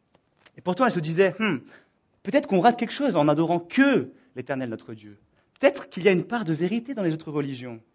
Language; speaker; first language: French; native; French